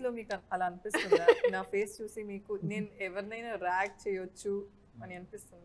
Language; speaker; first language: Telugu; non-native, fluent; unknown